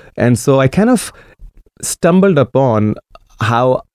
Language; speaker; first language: English; non-native, local second language; Marathi